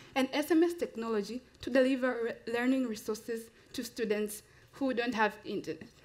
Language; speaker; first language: English; non-native, local second language; Swahili